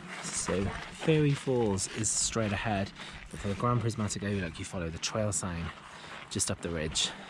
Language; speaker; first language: English; native; English